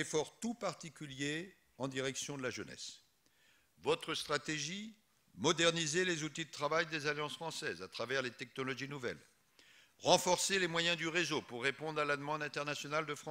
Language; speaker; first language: French; native; French